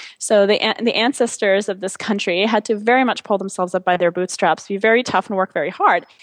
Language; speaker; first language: English; non-native, fluent; French